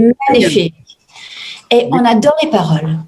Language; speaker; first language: French; non-native, fluent; English